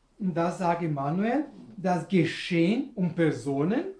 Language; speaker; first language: German; non-native, learner; Portuguese